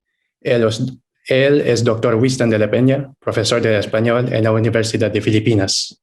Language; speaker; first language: Spanish; non-native, fluent; Filipino